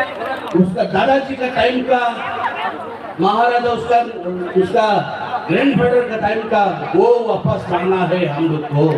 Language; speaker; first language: Hindi; non-native, local second language; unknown